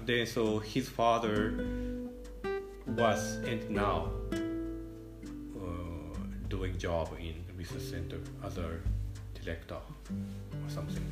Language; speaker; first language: English; non-native, fluent; Japanese